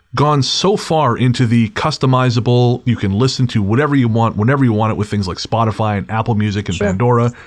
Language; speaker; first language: English; native; English